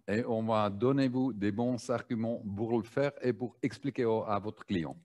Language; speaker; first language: French; non-native, learner; German